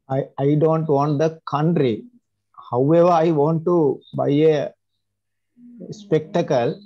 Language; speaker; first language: English; non-native, learner; Sinhala